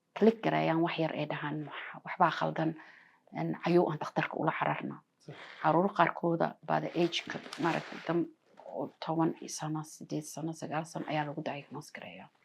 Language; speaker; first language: Somali; early bilingual, heritage; Somali